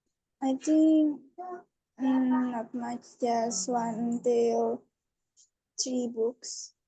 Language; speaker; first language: English; non-native, learner; Indonesian